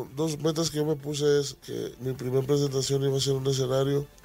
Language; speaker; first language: Spanish; native; Spanish